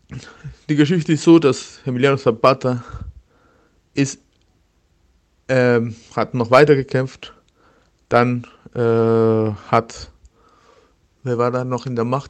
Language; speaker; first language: German; non-native, learner; Spanish